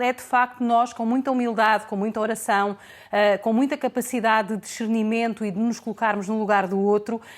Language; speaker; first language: Portuguese; native; Portuguese